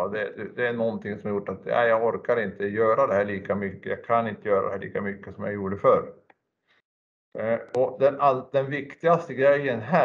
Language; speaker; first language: Swedish; native; Swedish